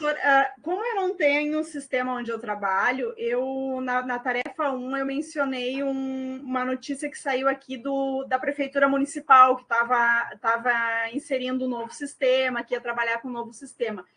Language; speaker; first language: Portuguese; native; Portuguese